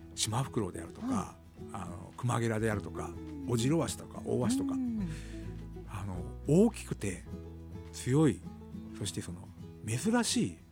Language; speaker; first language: Japanese; native; Japanese